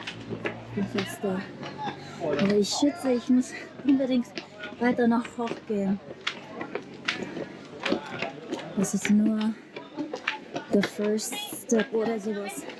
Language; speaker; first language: German; non-native, learner; Japanese